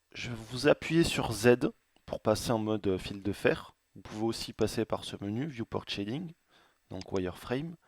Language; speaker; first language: French; native; French